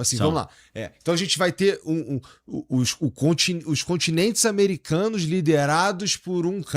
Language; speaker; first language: Portuguese; native; Portuguese